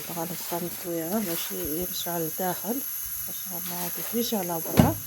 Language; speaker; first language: Arabic; native; Arabic